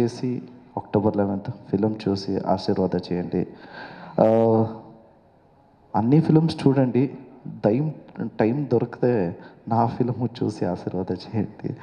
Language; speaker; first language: Telugu; non-native, learner; Kannada